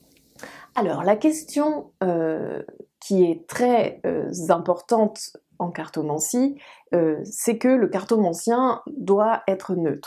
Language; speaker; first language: French; native; French